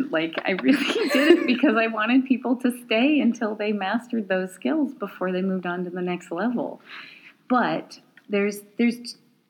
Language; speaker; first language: English; native; English